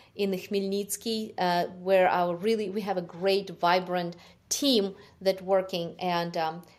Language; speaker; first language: English; non-native, fluent; Ukrainian